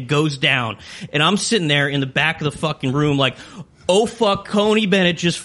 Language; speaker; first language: English; native; English